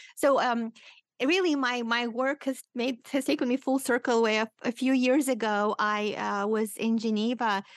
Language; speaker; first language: English; non-native, fluent; Romanian